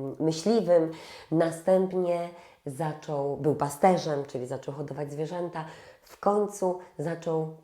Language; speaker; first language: Polish; native; Polish